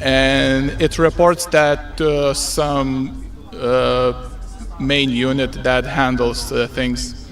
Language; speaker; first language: English; non-native, fluent; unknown